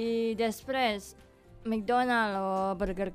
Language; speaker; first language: Catalan; non-native, learner; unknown